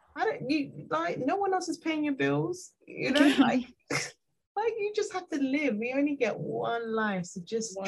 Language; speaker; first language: English; native; English